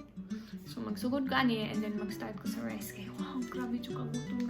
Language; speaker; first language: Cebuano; non-native, local second language; English